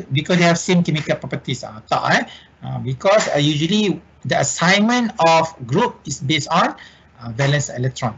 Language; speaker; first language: English; non-native, local second language; Malay